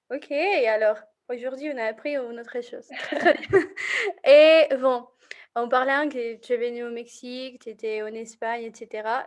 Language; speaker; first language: French; non-native, fluent; Spanish